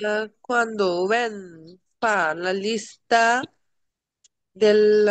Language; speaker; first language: Italian; non-native, learner; Bangla